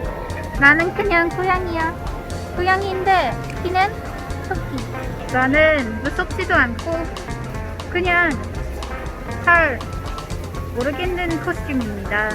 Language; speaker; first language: Korean; non-native, learner; English